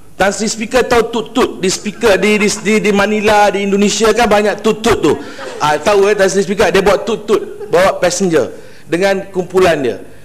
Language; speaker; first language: Malay; non-native, local second language; Tamil